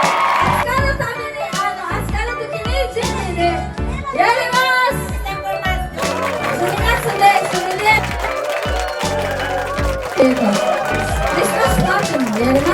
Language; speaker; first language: Japanese; non-native, learner; Filipino